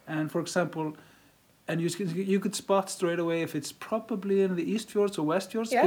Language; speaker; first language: English; non-native, fluent; Icelandic